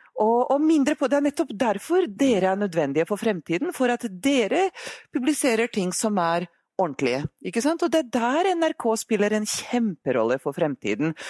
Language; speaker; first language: Norwegian; non-native, fluent; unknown